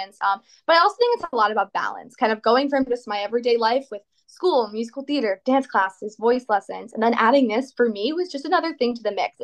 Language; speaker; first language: English; native; English